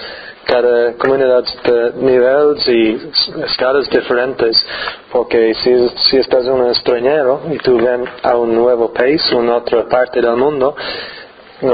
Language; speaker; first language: Spanish; non-native, learner; English